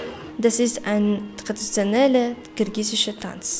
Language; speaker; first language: German; non-native, learner; Kyrgyz